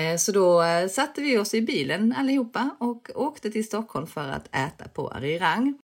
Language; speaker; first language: Swedish; early bilingual, other home language; Korean